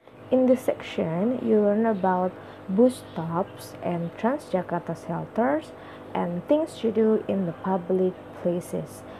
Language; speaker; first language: English; non-native, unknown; Indonesian